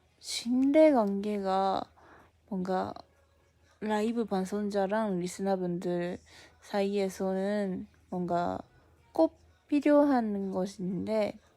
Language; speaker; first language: Korean; non-native, fluent; Japanese